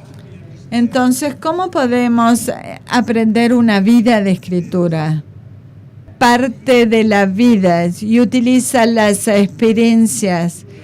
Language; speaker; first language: Spanish; non-native, fluent; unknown